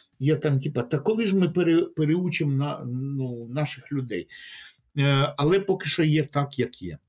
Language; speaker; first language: Ukrainian; non-native, local second language; Russian